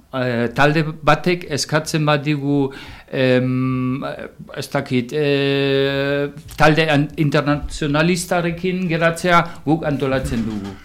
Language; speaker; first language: Basque; non-native, fluent; German